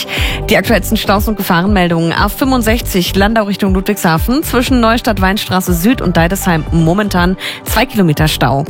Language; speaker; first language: German; native; German